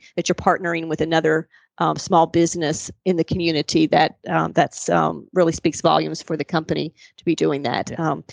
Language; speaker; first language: English; native; English